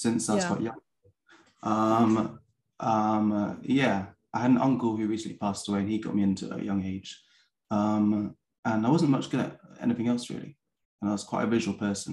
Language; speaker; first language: English; native; English